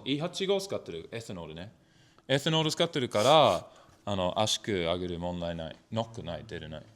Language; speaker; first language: Japanese; non-native, learner; English